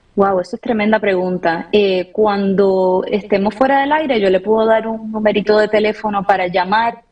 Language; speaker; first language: Spanish; native; Spanish